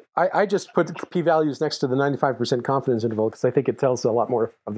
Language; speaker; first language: English; native; English